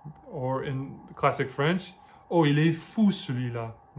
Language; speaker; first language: French; non-native, fluent; English